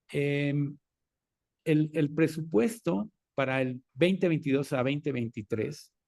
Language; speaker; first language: Spanish; native; Spanish